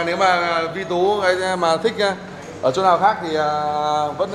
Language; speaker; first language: Vietnamese; native; Vietnamese